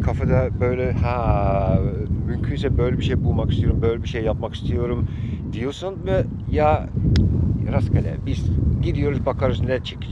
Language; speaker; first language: Turkish; non-native, fluent; Dutch